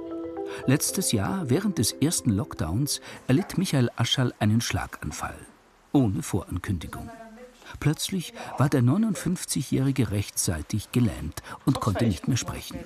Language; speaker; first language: German; native; German